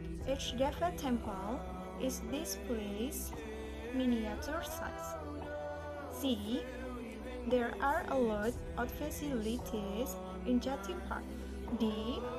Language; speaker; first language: English; non-native, learner; Indonesian